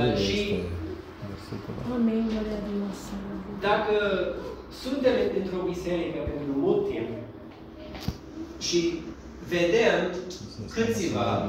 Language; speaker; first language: Romanian; non-native, learner; English